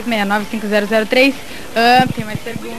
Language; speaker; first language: Portuguese; native; Portuguese